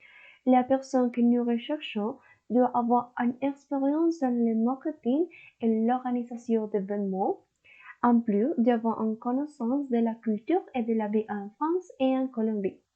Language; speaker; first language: French; non-native, learner; Spanish